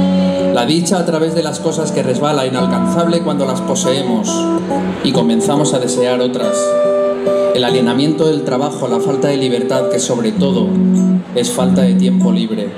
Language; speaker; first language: Spanish; native; Spanish